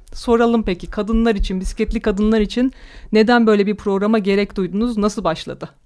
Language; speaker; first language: Turkish; native; Turkish